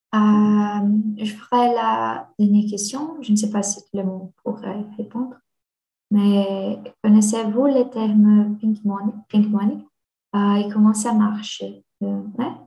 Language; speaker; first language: French; non-native, learner; Portuguese